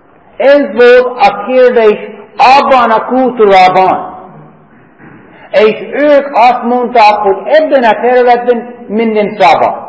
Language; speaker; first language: Hungarian; non-native, fluent; English